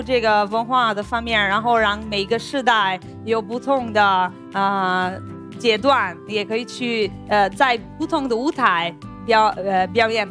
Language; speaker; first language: Chinese; non-native, fluent; Italian